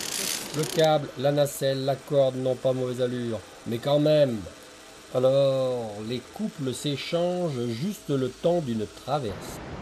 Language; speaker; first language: French; native; French